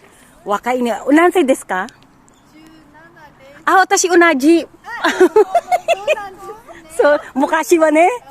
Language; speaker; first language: Japanese; early bilingual, other home language; Filipino